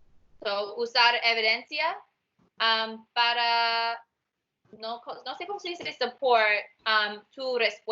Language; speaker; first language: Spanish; non-native, learner; English